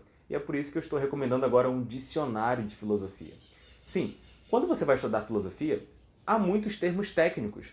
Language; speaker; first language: Portuguese; native; Portuguese